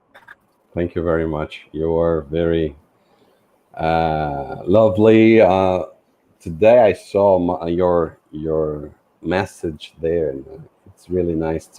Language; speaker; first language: English; non-native, fluent; Portuguese